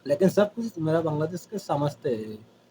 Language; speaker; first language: Hindi; non-native, learner; Bangla